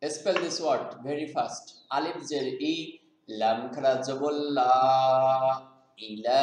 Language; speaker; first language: English; non-native, fluent; Bangla